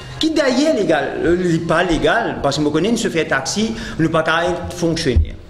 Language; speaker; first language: French; non-native, local second language; Morisyen